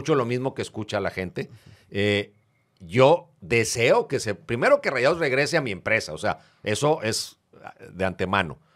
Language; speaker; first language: Spanish; native; Spanish